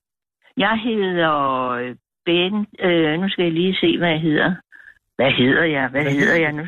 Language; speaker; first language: Danish; native; Danish